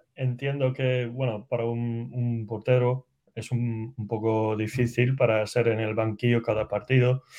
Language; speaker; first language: Spanish; non-native, learner; English